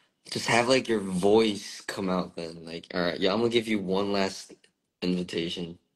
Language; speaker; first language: English; early bilingual, other home language; Korean